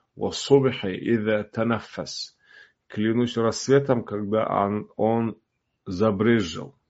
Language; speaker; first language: Russian; non-native, local second language; Uzbek